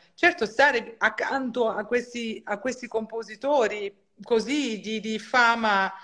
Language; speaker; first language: Italian; native; Italian